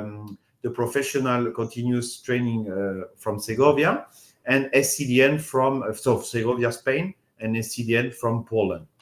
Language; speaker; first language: English; non-native, fluent; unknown